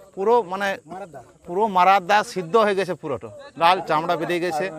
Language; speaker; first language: Bangla; native; Bangla